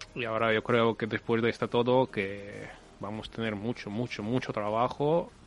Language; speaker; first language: Spanish; non-native, fluent; Ukrainian